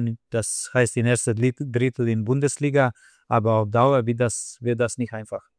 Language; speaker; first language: German; non-native, fluent; Slovenian